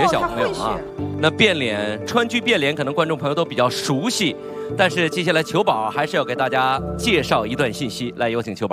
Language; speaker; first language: Chinese; native; Chinese